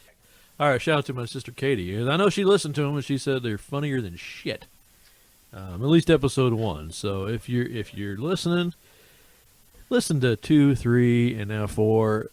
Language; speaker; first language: English; native; English